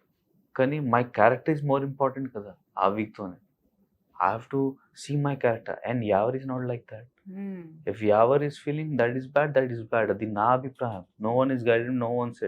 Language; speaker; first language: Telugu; non-native, learner; Hindi